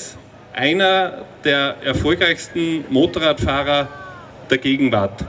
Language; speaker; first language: German; native; German